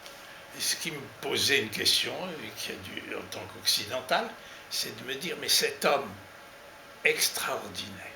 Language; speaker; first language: French; native; French